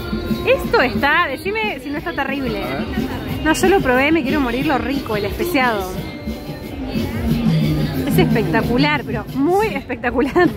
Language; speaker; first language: Spanish; native; Spanish